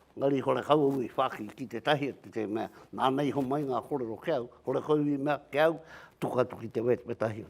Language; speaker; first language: Māori; native; Māori